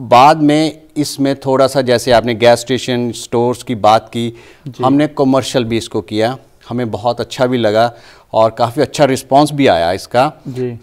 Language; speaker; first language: Hindi; native; Hindi